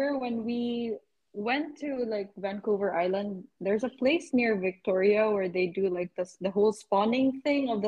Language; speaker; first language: English; non-native, local second language; Cebuano